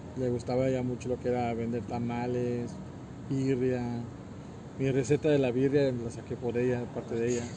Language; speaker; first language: Spanish; early bilingual, heritage; Spanish